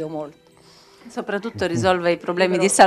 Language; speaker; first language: Italian; native; Italian